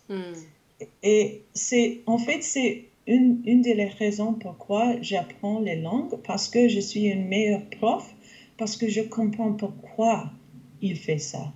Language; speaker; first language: French; non-native, fluent; English